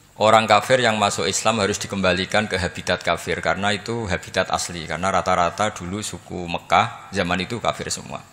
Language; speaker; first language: Indonesian; non-native, local second language; Javanese